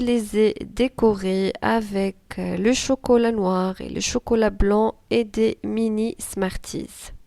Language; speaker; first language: French; non-native, local second language; Arabic